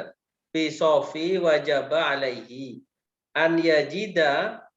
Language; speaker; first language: Arabic; non-native, learner; Indonesian